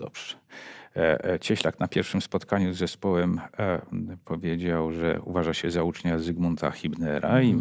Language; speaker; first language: Polish; native; Polish